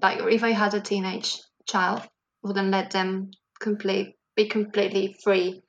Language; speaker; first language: English; non-native, fluent; Catalan